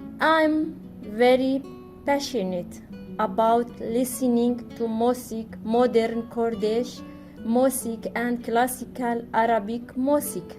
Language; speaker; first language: English; non-native, learner; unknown